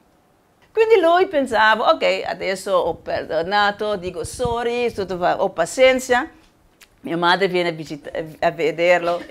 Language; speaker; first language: Italian; non-native, learner; Spanish